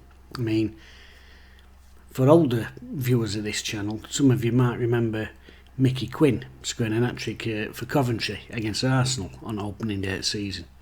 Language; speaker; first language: English; native; English